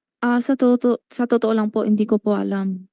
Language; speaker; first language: Filipino; non-native, learner; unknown